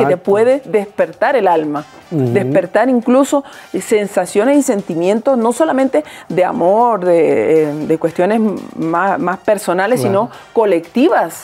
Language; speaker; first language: Spanish; native; Spanish